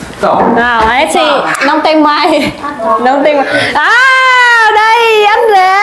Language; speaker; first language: Portuguese; non-native, learner; Vietnamese